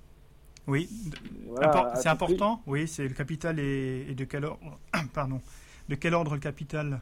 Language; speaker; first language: French; native; French